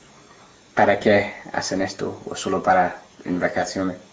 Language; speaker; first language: Spanish; non-native, learner; English